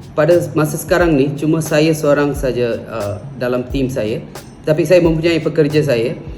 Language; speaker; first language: Malay; non-native, local second language; Tamil